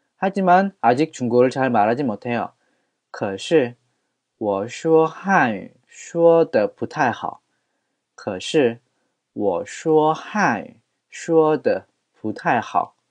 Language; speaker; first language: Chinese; non-native, fluent; Korean